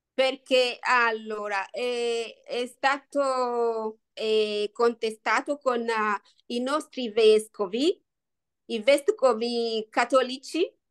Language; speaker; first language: Italian; non-native, learner; Swahili